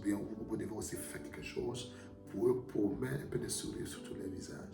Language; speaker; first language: French; non-native, fluent; Akan